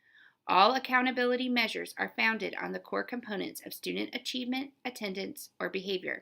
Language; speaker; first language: English; native; English